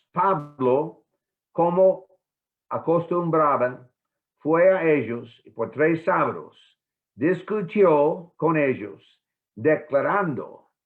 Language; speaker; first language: Spanish; non-native, fluent; English